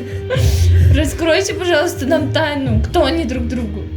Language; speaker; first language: Russian; native; Russian